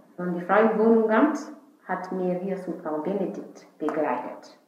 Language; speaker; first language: German; non-native, learner; Fula